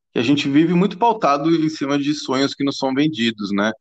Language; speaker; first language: Portuguese; non-native, fluent; English